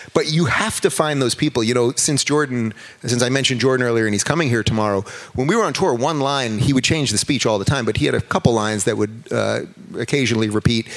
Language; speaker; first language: English; native; English